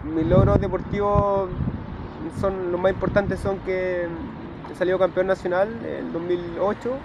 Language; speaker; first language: Spanish; native; Spanish